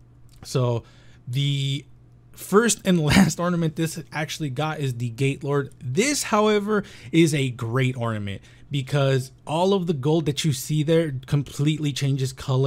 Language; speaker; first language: English; native; English